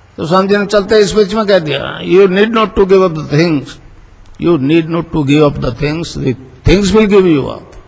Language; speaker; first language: Hindi; native; Hindi